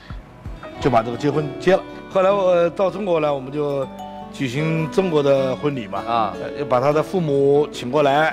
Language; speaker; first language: Chinese; native; Chinese